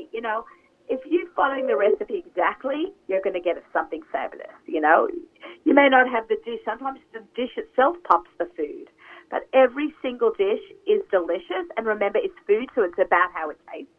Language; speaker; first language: English; native; English